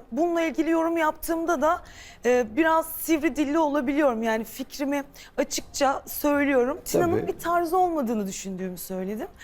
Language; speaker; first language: Turkish; native; Turkish